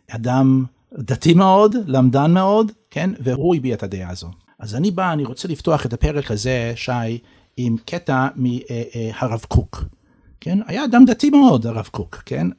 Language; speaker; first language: Hebrew; non-native, fluent; English